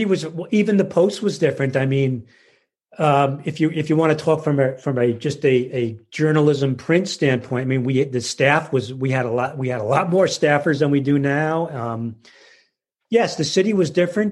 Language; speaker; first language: English; native; English